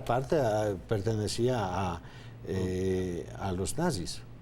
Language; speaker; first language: Spanish; non-native, fluent; Polish